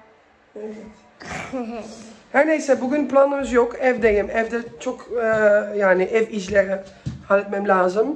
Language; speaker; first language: Turkish; early bilingual, heritage; Turkish